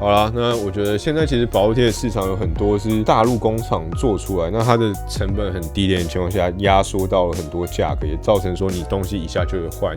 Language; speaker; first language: Chinese; native; Chinese